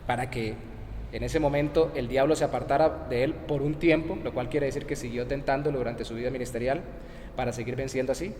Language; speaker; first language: Spanish; native; Spanish